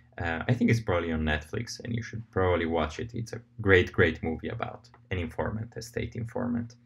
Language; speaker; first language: English; non-native, fluent; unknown